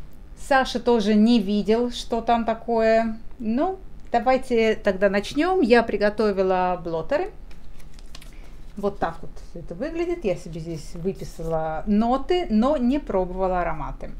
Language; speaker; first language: Russian; native; Russian